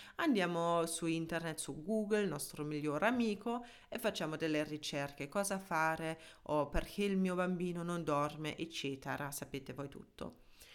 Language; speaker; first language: Italian; non-native, fluent; German